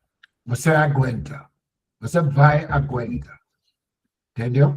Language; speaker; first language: Portuguese; non-native, learner; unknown